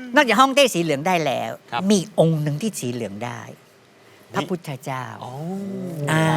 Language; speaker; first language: Thai; native; Thai